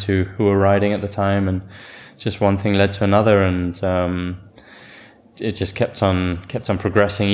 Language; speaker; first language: English; native; English